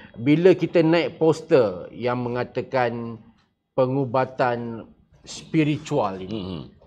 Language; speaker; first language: Malay; native; Malay